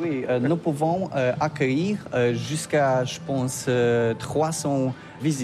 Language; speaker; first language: French; non-native, learner; Polish